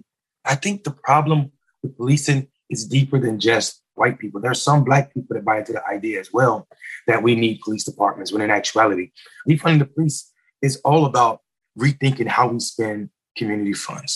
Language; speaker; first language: English; native; English